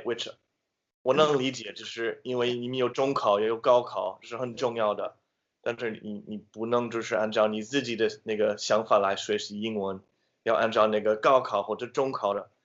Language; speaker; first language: Chinese; non-native, fluent; English